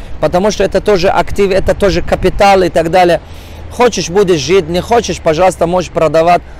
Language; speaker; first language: Russian; non-native, local second language; Tajik